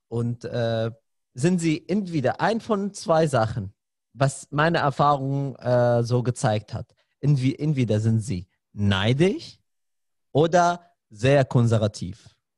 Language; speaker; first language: German; non-native, fluent; Arabic